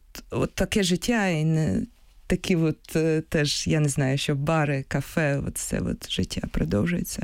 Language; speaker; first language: Ukrainian; early bilingual, heritage; Ukrainian